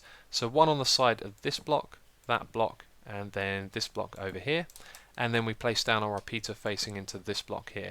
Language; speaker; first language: English; native; English